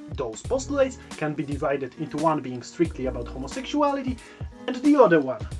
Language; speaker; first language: English; non-native, fluent; Polish